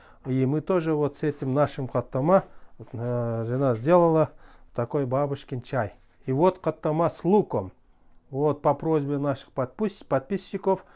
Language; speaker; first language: Russian; non-native, local second language; Kyrgyz